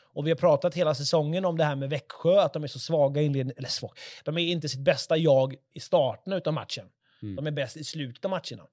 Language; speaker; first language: Swedish; native; Swedish